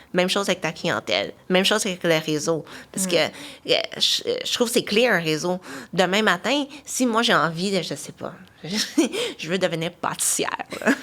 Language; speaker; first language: French; early bilingual, other home language; Chinese